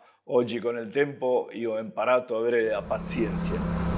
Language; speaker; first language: Italian; non-native, fluent; Spanish